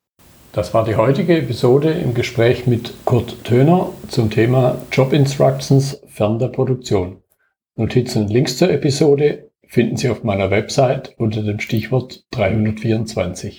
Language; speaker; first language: German; native; German